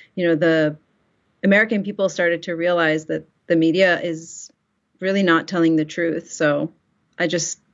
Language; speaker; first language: English; early bilingual, other home language; Persian